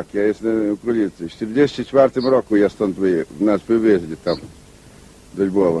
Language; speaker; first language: Polish; non-native, local second language; Rusyn